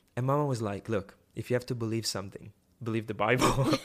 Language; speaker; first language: English; non-native, fluent; Italian